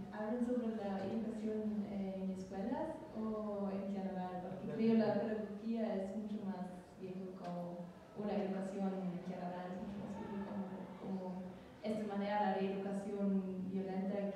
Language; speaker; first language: Spanish; non-native, learner; German